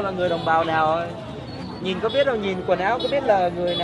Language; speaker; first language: Vietnamese; early bilingual, heritage; Vietnamese